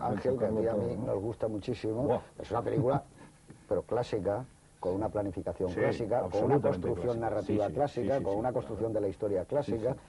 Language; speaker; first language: Spanish; native; Spanish